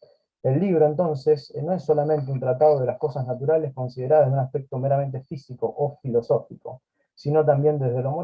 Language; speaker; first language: Spanish; native; Spanish